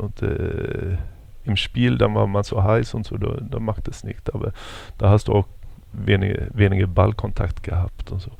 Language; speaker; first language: German; non-native, fluent; Swedish